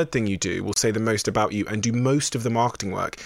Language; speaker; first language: English; native; English